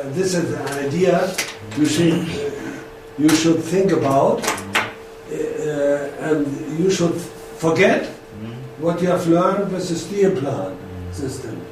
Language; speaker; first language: English; non-native, fluent; German